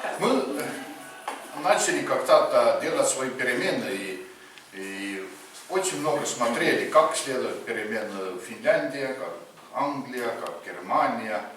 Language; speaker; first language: Russian; non-native, fluent; Estonian